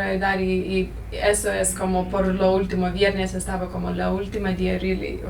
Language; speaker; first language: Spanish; non-native, learner; Lithuanian